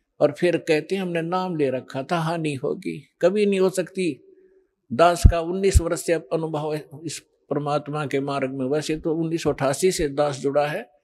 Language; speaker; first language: Hindi; native; Hindi